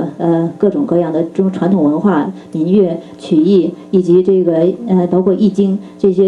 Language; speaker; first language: Chinese; native; Chinese